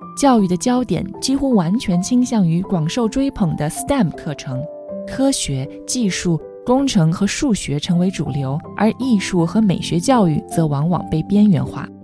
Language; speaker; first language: Chinese; native; Chinese